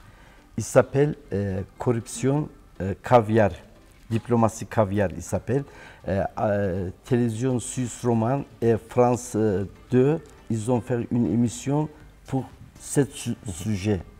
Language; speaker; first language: French; non-native, learner; Turkish